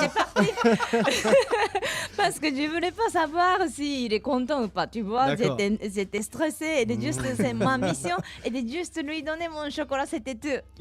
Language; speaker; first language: French; non-native, fluent; Japanese